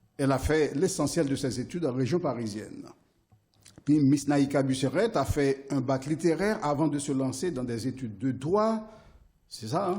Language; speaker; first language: French; non-native, local second language; Haitian Creole